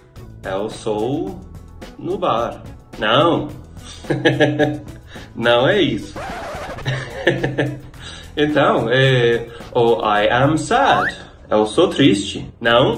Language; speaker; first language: Portuguese; non-native, fluent; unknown